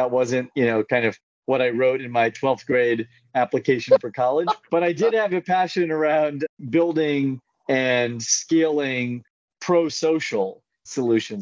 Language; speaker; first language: English; native; English